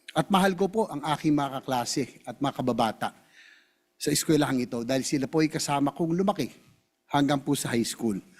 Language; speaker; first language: Filipino; native; Filipino